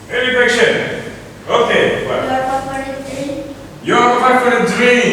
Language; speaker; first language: English; non-native, fluent; Indonesian